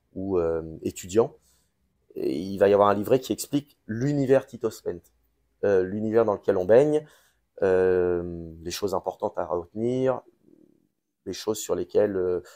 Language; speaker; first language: French; native; French